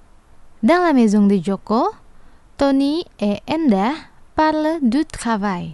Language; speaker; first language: French; non-native, fluent; Indonesian